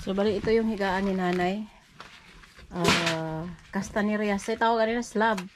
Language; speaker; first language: Filipino; non-native, local second language; Cebuano